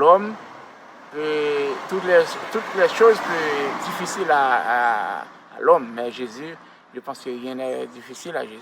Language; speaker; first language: French; non-native, local second language; Haitian Creole